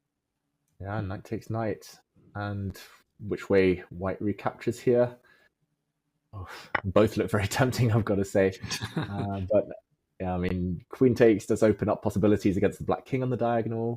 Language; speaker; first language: English; native; English